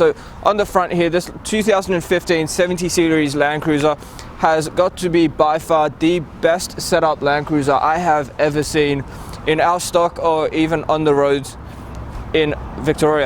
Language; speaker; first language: English; native; English